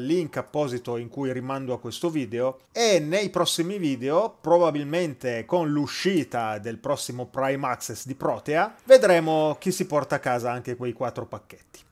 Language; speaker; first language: Italian; native; Italian